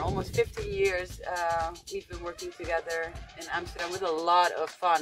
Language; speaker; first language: English; non-native, fluent; Dutch